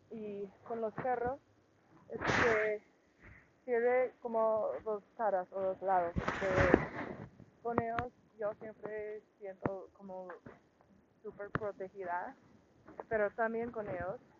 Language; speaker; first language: Spanish; non-native, learner; English